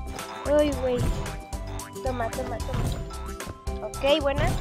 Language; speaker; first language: Spanish; native; Spanish